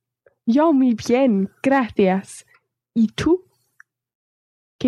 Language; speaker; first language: Spanish; non-native, learner; English